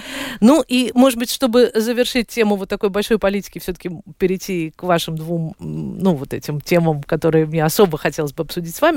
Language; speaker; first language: Russian; native; Russian